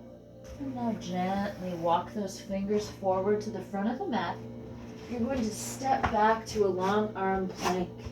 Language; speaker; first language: English; native; English